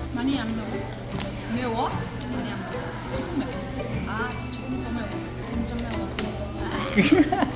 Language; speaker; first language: Korean; non-native, learner; Spanish